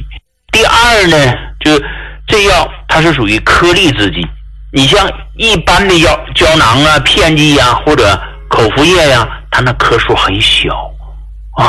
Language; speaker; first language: Chinese; native; Chinese